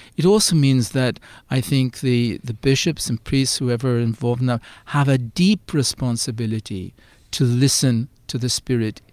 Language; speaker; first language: English; native; English